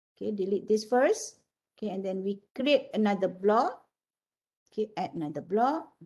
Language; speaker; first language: English; non-native, local second language; Malay